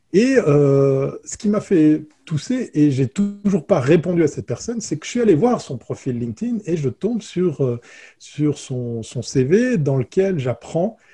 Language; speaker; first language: French; native; French